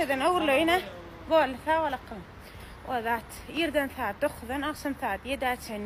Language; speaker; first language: Turkish; non-native, learner; Turkmen